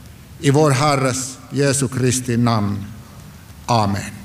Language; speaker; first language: Swedish; non-native, local second language; Finnish